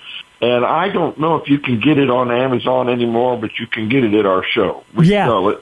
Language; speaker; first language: English; native; English